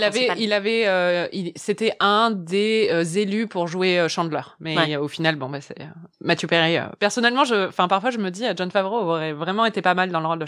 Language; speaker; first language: French; native; French